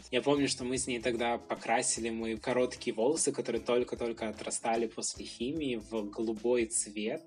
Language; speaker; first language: Russian; native; Russian